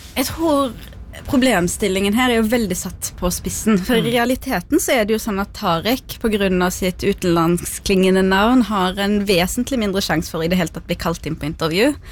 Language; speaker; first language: Norwegian; early bilingual, other home language; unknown